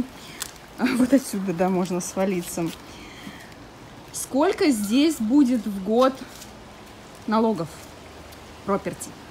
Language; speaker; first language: Russian; native; Russian